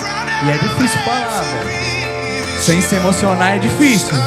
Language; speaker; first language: Portuguese; native; Portuguese